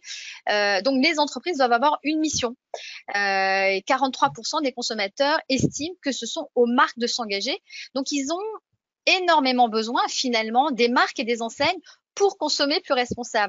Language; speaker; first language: French; native; French